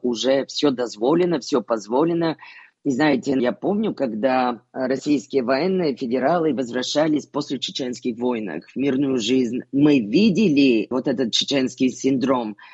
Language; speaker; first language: Russian; non-native, fluent; Bulgarian